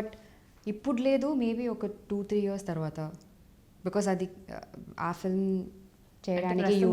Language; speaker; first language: Telugu; non-native, fluent; Tamil